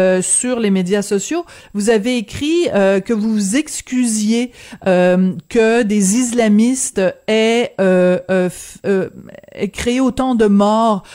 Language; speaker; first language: French; native; French